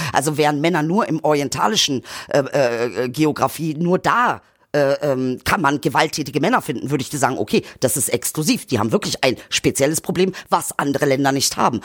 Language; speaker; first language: German; early bilingual, other home language; Turkish